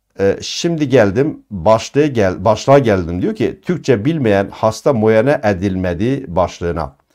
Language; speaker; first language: Turkish; non-native, local second language; Kurdish